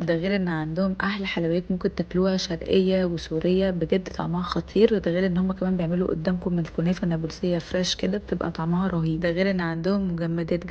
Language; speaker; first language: Arabic; native; Arabic